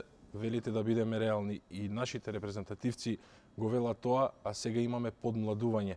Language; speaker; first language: Macedonian; native; Macedonian